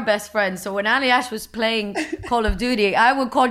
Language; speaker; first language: English; early bilingual, other home language; Spanish